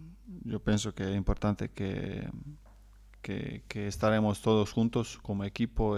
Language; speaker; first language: Spanish; non-native, learner; Croatian